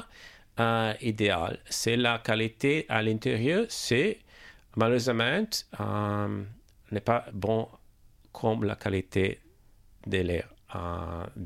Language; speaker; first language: French; non-native, learner; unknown